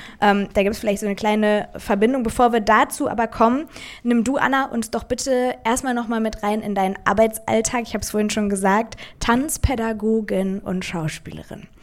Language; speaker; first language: German; native; German